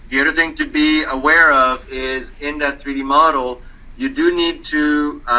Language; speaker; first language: English; native; English